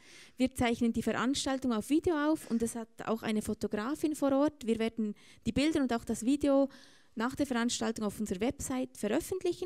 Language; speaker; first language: German; native; German